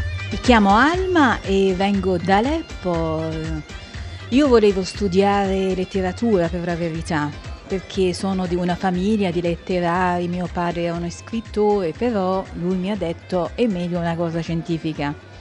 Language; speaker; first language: Italian; non-native, fluent; Arabic